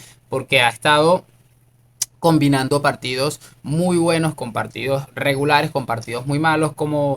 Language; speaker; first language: Spanish; native; Spanish